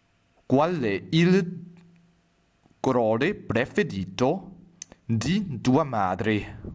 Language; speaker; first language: Italian; non-native, fluent; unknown